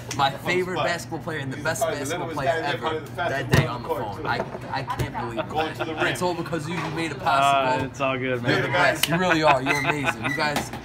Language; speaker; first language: English; native; English